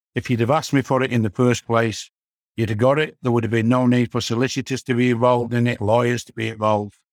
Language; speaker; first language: English; native; English